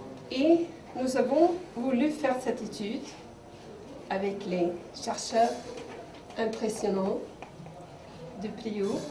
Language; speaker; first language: French; non-native, fluent; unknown